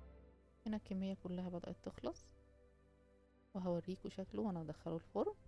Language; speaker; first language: Arabic; native; Arabic